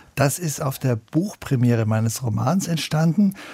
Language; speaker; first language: German; native; German